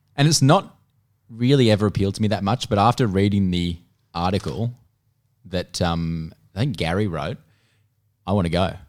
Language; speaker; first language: English; native; English